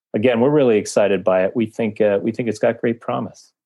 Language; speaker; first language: English; native; English